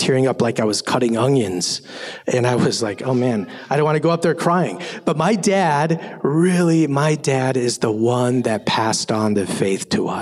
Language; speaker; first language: English; native; English